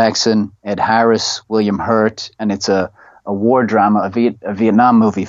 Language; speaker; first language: English; native; English